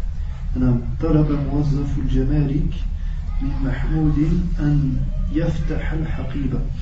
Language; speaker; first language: Arabic; non-native, learner; French